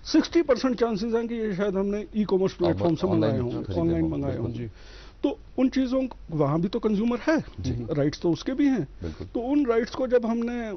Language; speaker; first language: Hindi; native; Hindi